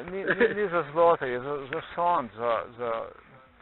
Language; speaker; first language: Polish; non-native, learner; Slovenian